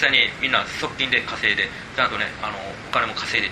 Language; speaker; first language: Japanese; native; Japanese